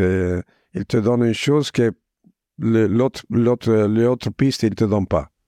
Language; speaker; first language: French; non-native, fluent; Italian